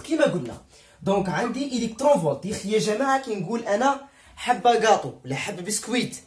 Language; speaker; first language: Arabic; native; Arabic